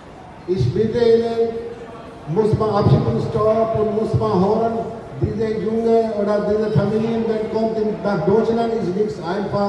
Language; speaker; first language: German; non-native, learner; Urdu